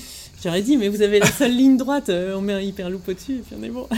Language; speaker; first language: French; native; French